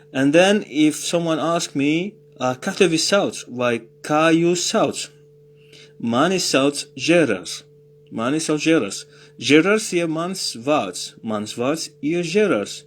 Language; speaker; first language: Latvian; non-native, learner; Morisyen